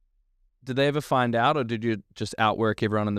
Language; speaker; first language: English; native; English